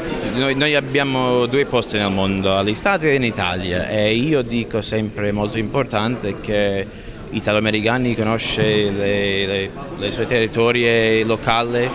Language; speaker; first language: Italian; non-native, learner; English